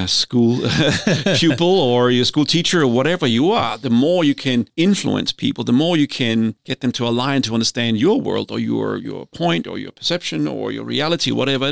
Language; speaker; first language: English; non-native, fluent; Danish